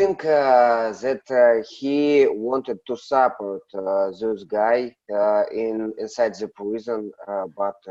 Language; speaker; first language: English; non-native, learner; Russian